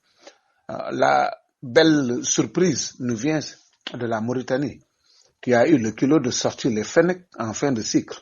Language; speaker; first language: French; non-native, local second language; Wolof